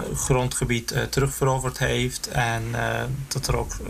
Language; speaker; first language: Dutch; early bilingual, other home language; Azerbaijani